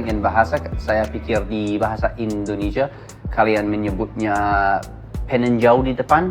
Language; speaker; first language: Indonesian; non-native, learner; English